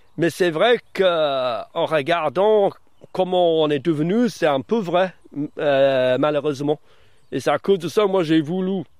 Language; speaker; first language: French; early bilingual, other home language; English